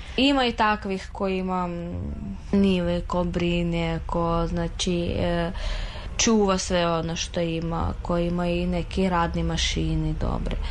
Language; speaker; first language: Serbian; non-native, fluent; Russian